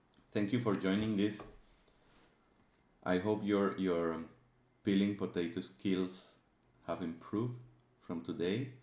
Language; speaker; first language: English; non-native, fluent; Spanish